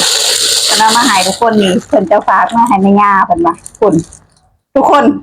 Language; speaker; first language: Thai; non-native, local second language; Lao